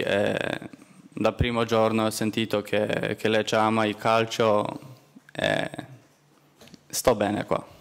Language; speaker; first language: Italian; non-native, learner; Polish